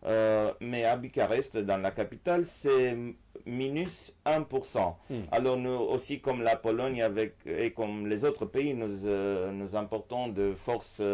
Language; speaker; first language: French; non-native, fluent; Romanian